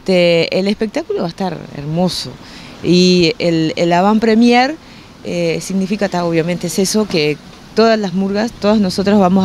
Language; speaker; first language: Spanish; native; Spanish